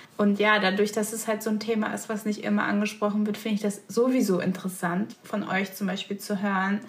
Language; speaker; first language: German; early bilingual, other home language; Turkish